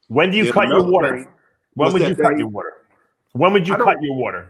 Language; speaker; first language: English; native; English